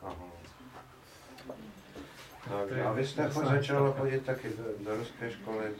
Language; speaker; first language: Czech; non-native, fluent; Russian